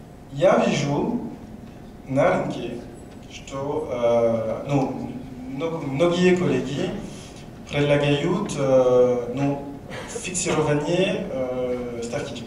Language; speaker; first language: Russian; non-native, learner; French